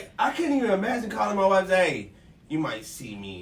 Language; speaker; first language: English; native; English